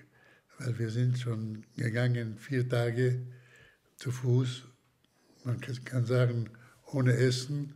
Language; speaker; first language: German; non-native, fluent; Slovak